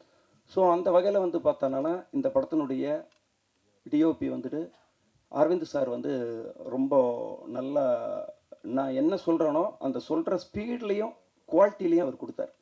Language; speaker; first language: Tamil; native; Tamil